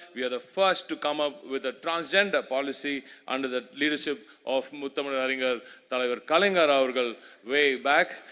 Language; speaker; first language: English; non-native, local second language; Tamil